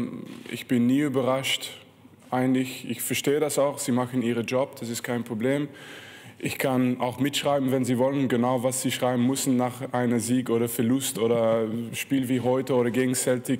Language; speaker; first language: German; non-native, fluent; French